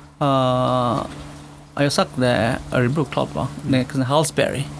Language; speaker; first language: Swedish; non-native, learner; S'gaw Karen